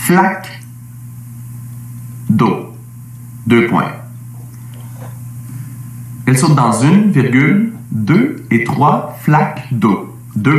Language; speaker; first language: French; native; French